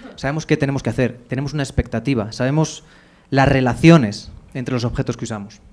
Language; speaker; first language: Spanish; native; Spanish